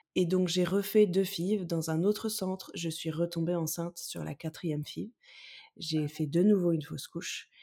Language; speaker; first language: French; native; French